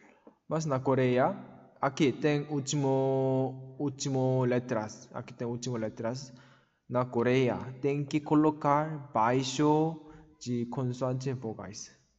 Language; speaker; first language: Portuguese; non-native, learner; Korean